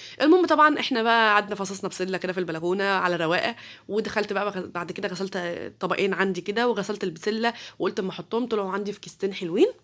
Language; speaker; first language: Arabic; native; Arabic